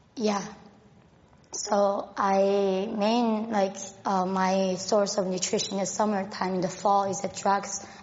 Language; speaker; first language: English; non-native, fluent; Korean